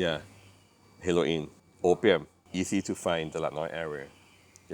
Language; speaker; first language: English; non-native, learner; Thai